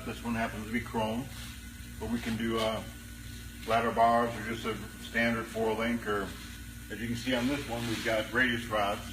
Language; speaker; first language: English; native; English